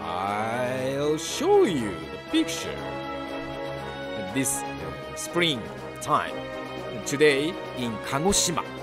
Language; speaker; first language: English; non-native, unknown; Japanese